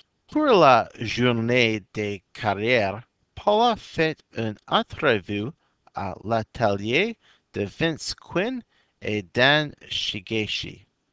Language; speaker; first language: French; non-native, fluent; English